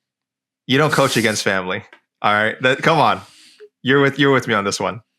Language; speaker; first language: English; native; English